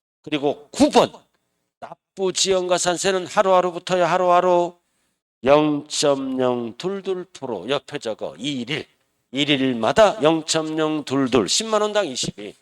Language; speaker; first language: Korean; native; Korean